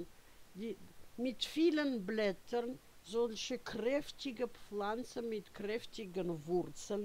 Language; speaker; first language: German; non-native, fluent; Russian